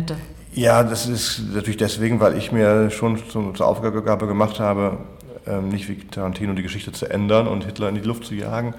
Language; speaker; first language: German; native; German